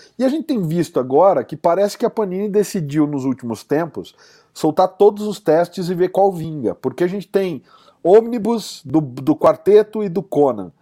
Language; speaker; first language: Portuguese; native; Portuguese